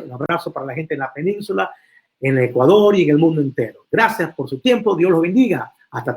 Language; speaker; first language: Spanish; native; Spanish